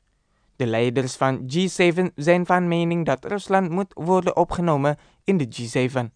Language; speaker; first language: Dutch; non-native, fluent; Indonesian